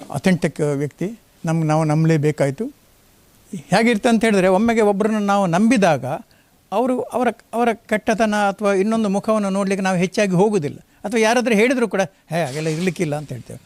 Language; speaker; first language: Kannada; native; Kannada